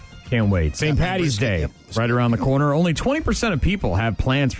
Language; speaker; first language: English; native; English